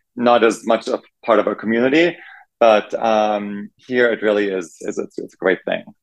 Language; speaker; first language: English; non-native, fluent; German